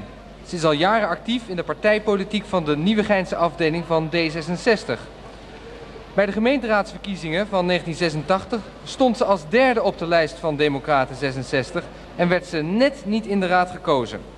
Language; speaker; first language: Dutch; native; Dutch